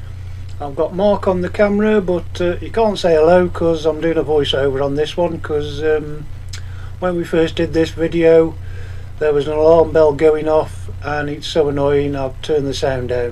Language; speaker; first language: English; native; English